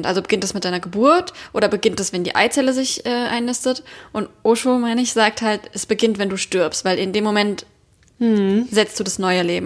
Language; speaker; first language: German; native; German